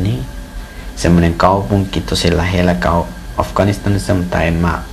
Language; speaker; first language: Finnish; non-native, learner; Persian